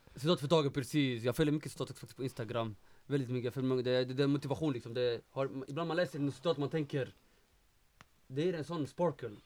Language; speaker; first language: Swedish; native; Swedish